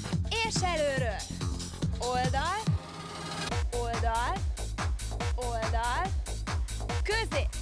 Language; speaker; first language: Hungarian; native; Hungarian